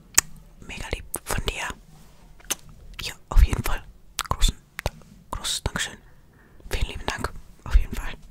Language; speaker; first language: German; non-native, fluent; Estonian